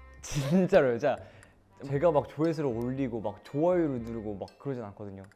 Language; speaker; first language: Korean; native; Korean